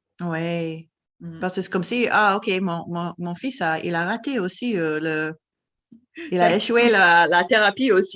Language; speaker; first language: French; non-native, fluent; English